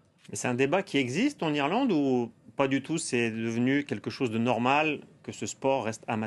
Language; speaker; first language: French; native; French